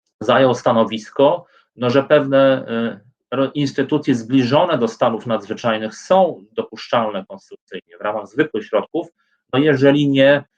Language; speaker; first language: Polish; native; Polish